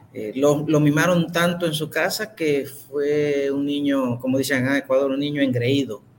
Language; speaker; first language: Spanish; native; Spanish